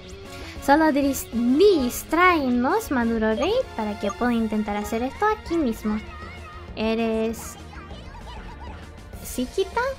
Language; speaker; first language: Spanish; early bilingual, heritage; English